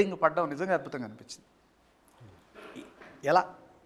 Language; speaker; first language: Telugu; native; Telugu